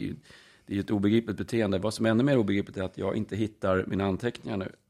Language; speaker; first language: Swedish; native; Swedish